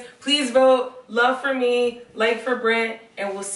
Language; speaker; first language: English; native; English